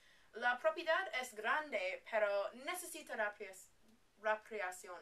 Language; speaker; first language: Spanish; non-native, learner; English